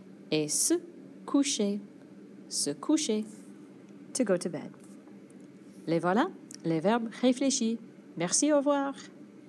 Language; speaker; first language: French; non-native, fluent; English